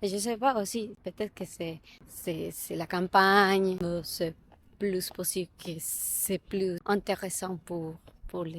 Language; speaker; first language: French; non-native, learner; Spanish